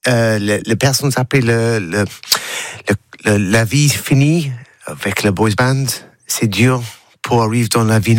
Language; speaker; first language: French; non-native, learner; English